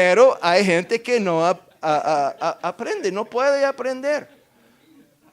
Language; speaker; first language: Spanish; non-native, fluent; English